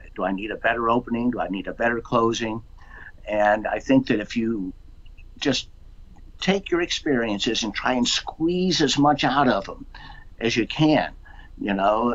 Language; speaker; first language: English; native; English